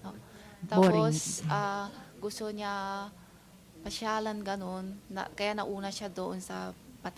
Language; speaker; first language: Filipino; non-native, learner; Chinese